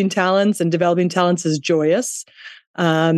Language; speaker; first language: English; native; English